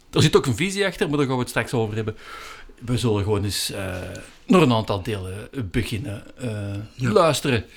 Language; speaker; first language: Dutch; native; Dutch